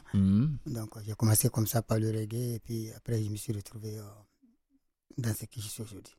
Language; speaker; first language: French; non-native, local second language; Fula